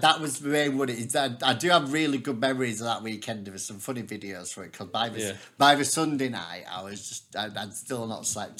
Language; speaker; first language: English; native; English